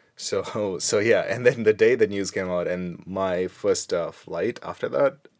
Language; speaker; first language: English; non-native, local second language; Punjabi